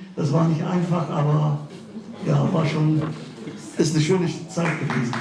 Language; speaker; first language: German; early bilingual, other home language; Kurdish